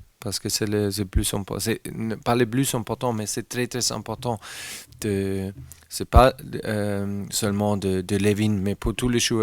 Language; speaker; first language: French; non-native, learner; German